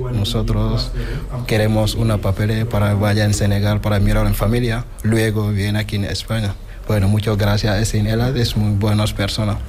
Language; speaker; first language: Spanish; non-native, learner; Wolof